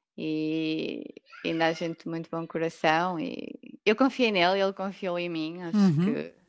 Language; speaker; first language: Portuguese; native; Portuguese